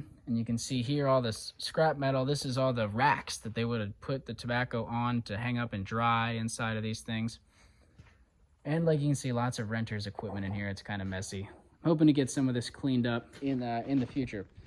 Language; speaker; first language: English; native; English